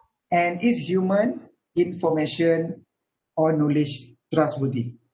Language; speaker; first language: English; non-native, local second language; Malay